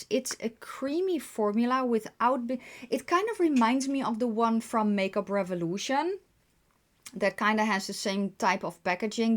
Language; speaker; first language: English; non-native, fluent; Dutch